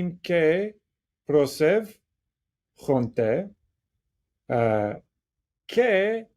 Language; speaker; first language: Greek; non-native, learner; English